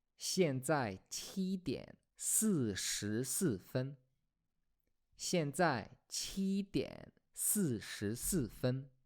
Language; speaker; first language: Chinese; non-native, fluent; Polish